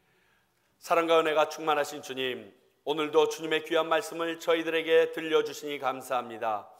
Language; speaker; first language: Korean; native; Korean